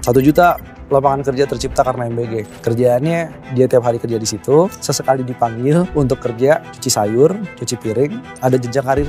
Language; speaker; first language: Indonesian; native; Indonesian